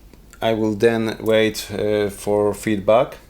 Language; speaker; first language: English; non-native, learner; Polish